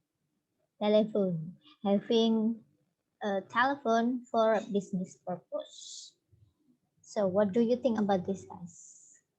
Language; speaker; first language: English; non-native, fluent; Indonesian